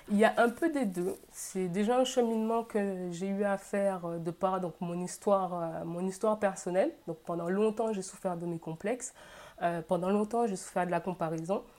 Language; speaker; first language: French; native; French